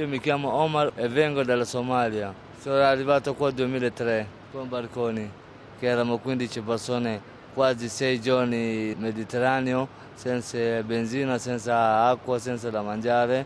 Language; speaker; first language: Italian; non-native, learner; Somali